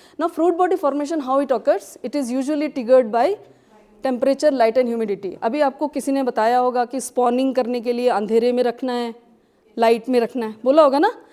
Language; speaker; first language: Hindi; non-native, local second language; Kashmiri